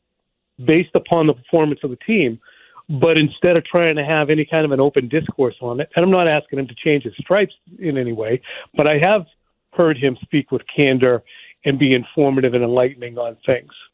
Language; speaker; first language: English; native; English